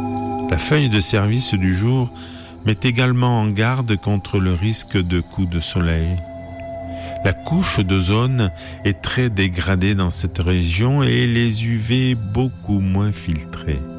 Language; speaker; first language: French; native; French